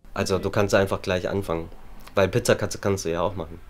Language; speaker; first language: German; native; German